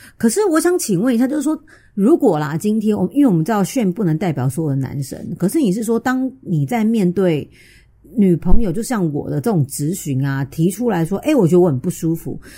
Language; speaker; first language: Chinese; native; Chinese